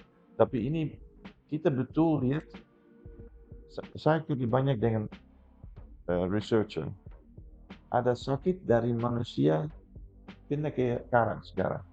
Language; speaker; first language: Indonesian; non-native, fluent; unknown